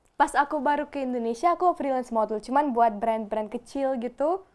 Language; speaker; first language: Indonesian; non-native, fluent; German